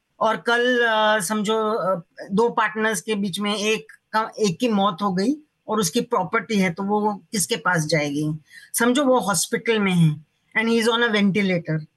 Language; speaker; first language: Hindi; non-native, local second language; Marathi